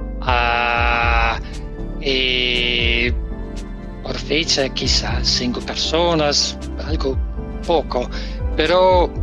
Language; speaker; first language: Spanish; non-native, learner; Danish